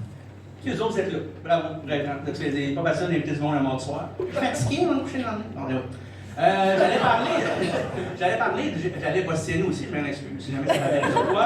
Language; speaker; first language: French; native; French